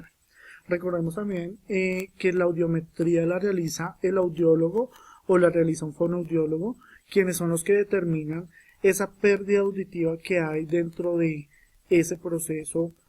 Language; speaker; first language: Spanish; native; Spanish